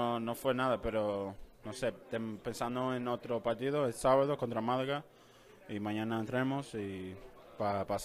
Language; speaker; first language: Spanish; non-native, learner; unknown